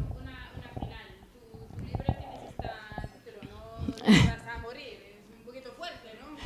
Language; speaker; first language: Spanish; non-native, learner; English